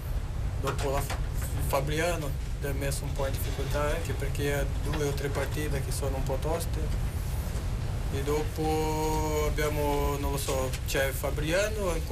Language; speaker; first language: Italian; non-native, fluent; Portuguese